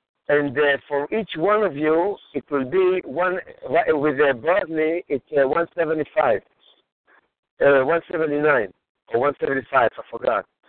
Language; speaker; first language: English; non-native, fluent; Hebrew